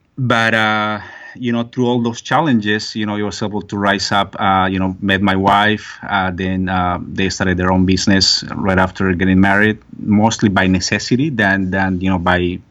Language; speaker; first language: English; non-native, fluent; Spanish